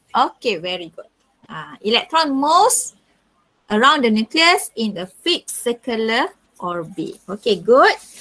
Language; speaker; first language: English; non-native, local second language; Malay